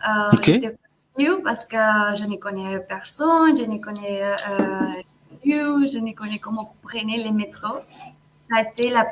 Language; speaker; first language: French; non-native, fluent; Spanish